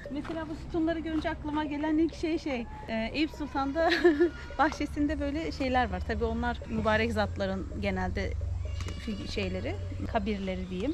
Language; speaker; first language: Turkish; native; Turkish